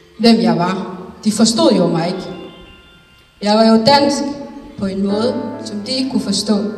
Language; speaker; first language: Danish; early bilingual, other home language; Somali